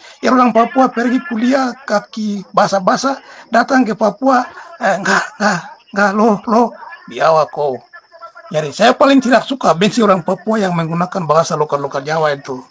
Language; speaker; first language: Indonesian; non-native, local second language; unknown